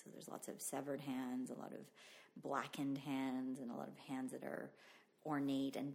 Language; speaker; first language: English; non-native, fluent; Filipino